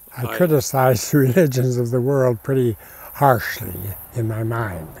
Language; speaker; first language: English; native; English